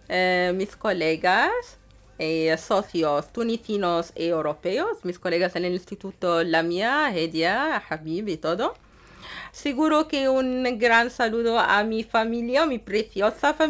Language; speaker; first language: Spanish; non-native, fluent; Arabic